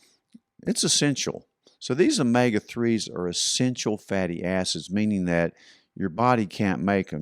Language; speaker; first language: English; native; English